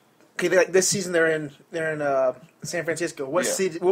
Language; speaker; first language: English; native; English